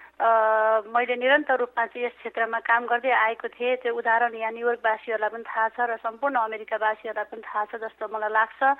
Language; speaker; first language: Nepali; native; Nepali